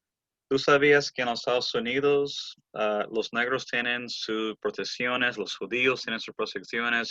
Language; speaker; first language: Spanish; early bilingual, heritage; English